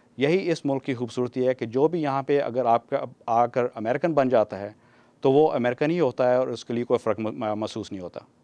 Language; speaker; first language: Urdu; non-native, local second language; Punjabi